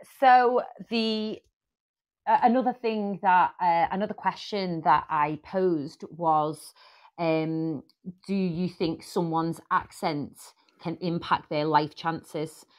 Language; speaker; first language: English; native; English